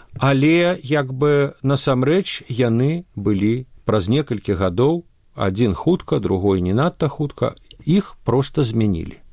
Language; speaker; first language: Belarusian; non-native, local second language; Russian